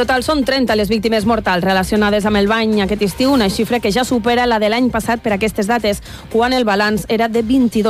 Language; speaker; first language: Catalan; native; Catalan